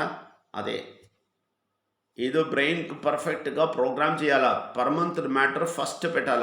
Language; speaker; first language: Telugu; non-native, fluent; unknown